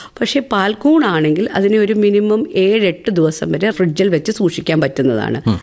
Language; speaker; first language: Malayalam; native; Malayalam